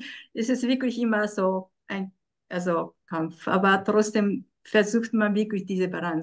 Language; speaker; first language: German; non-native, fluent; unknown